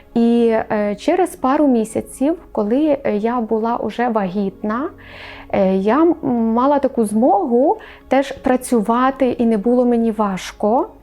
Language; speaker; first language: Ukrainian; native; Ukrainian